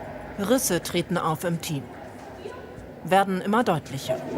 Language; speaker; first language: German; native; German